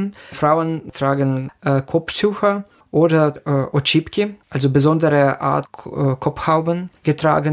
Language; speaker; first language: German; non-native, fluent; Ukrainian